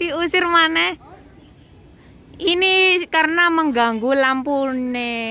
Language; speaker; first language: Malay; non-native, local second language; Javanese